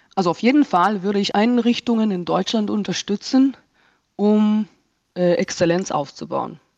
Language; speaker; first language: German; non-native, fluent; Hebrew